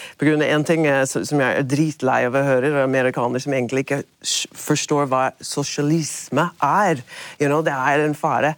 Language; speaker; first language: Norwegian; non-native, fluent; English